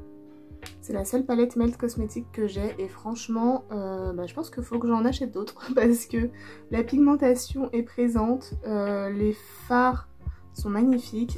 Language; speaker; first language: French; native; French